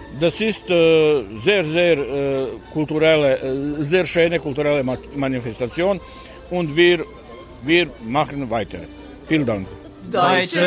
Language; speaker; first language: German; non-native, learner; Serbian